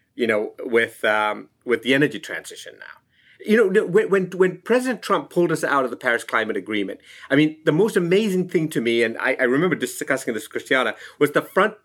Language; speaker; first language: English; non-native, local second language; Tamil